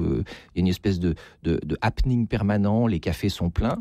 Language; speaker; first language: French; native; French